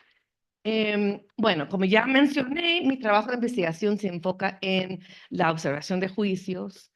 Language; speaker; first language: Spanish; non-native, fluent; English